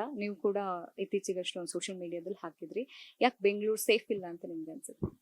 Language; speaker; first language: Kannada; native; Kannada